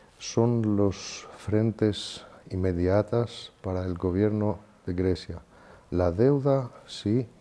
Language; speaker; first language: Spanish; non-native, fluent; Greek